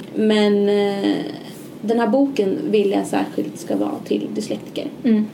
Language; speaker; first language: Swedish; native; Swedish